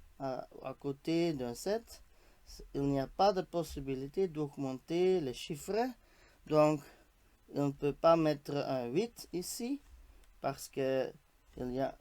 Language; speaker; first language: French; non-native, local second language; Dutch